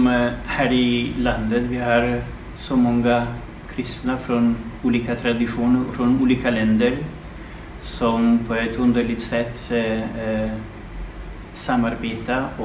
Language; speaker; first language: Swedish; non-native, fluent; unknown